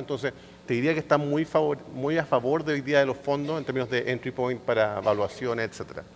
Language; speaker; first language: Spanish; native; Spanish